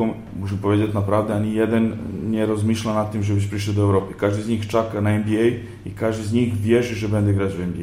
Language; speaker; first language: Polish; non-native, fluent; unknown